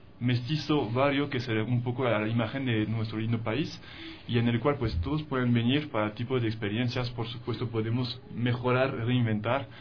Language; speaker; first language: Spanish; non-native, fluent; French